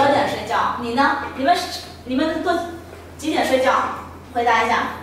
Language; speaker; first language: Chinese; non-native, fluent; Vietnamese